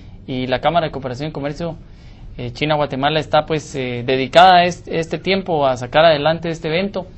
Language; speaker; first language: Spanish; native; Spanish